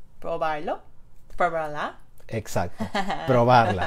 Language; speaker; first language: Spanish; non-native, fluent; English